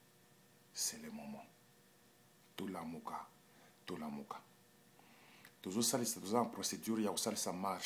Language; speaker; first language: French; non-native, local second language; Lingala